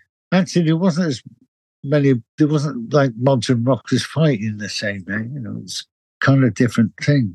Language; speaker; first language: English; native; English